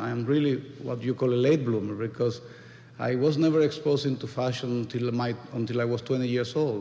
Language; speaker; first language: English; non-native, fluent; Spanish